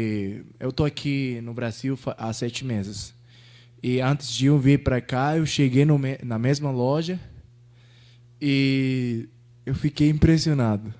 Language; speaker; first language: Portuguese; non-native, fluent; Spanish